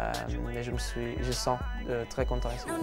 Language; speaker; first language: French; non-native, learner; Portuguese